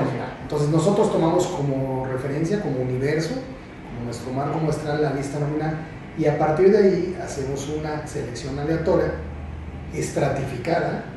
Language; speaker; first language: Spanish; native; Spanish